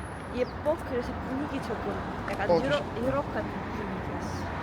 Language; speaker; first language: Korean; non-native, learner; Russian